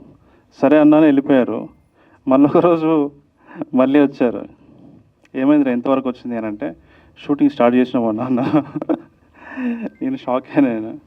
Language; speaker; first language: Telugu; native; Telugu